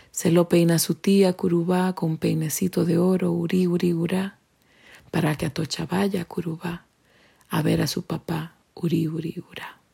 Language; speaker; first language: Spanish; native; Spanish